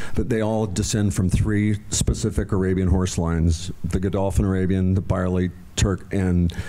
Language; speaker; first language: English; native; English